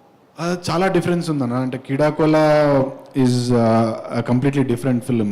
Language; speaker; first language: Telugu; native; Telugu